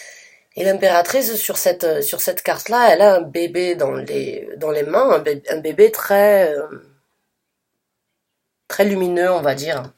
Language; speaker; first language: French; native; French